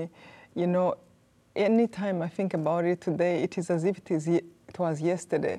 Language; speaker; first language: English; non-native, local second language; Kinyarwanda